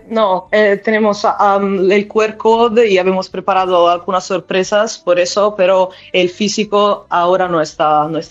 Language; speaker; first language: Spanish; non-native, learner; Italian